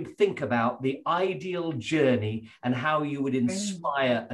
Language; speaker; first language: English; native; English